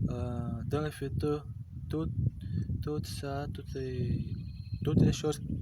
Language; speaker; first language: French; non-native, learner; Portuguese